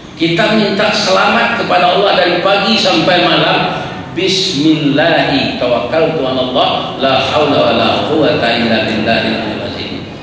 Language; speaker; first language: Malay; non-native, local second language; Minangkabau